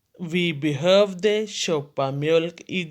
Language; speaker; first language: Swedish; non-native, fluent; Urdu